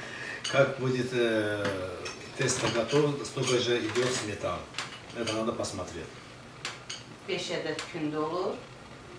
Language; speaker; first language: Russian; non-native, learner; Azerbaijani